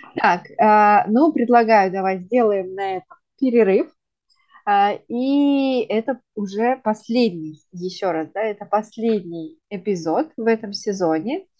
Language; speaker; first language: Russian; native; Russian